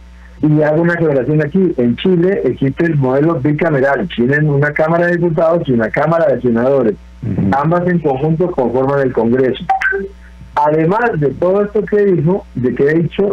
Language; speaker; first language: Spanish; native; Spanish